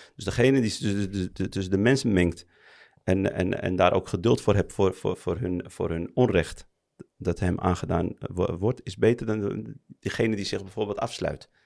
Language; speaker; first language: Dutch; early bilingual, other home language; Arabic